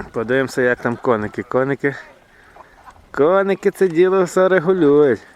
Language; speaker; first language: Ukrainian; native; Ukrainian